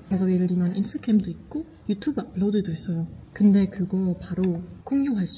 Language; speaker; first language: Korean; non-native, learner; German